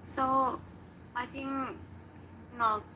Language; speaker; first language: English; non-native, learner; Sinhala